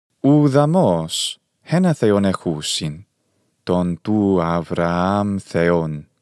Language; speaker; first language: Greek; non-native, fluent; English